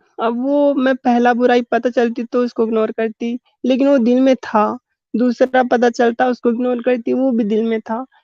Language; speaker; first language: Hindi; native; Hindi